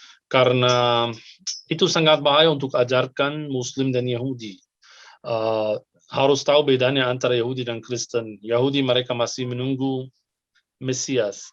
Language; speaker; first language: Indonesian; non-native, fluent; Arabic